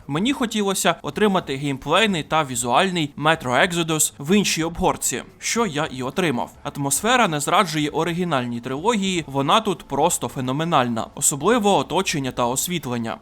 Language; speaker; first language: Ukrainian; native; Ukrainian